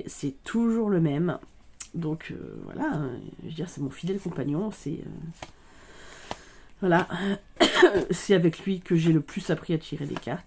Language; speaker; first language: French; native; French